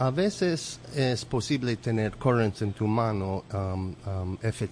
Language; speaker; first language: Spanish; non-native, learner; English